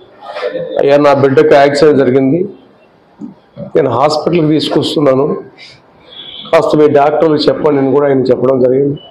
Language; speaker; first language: Telugu; native; Telugu